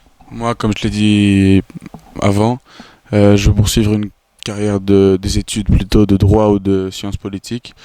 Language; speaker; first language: French; non-native, fluent; Greek